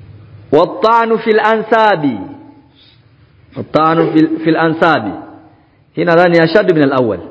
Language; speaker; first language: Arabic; non-native, fluent; Swahili